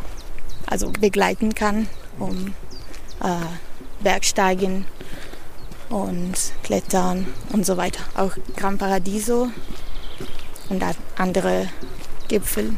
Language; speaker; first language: German; non-native, fluent; Italian